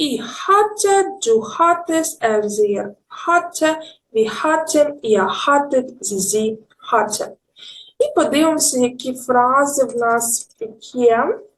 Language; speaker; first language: German; non-native, learner; Ukrainian